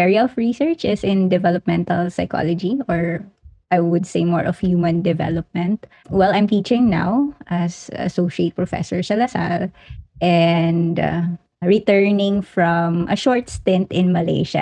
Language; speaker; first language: English; non-native, local second language; Waray